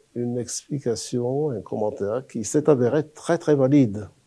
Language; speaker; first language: French; non-native, local second language; Arabic